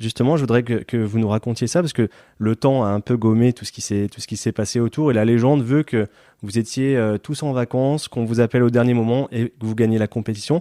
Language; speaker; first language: French; native; French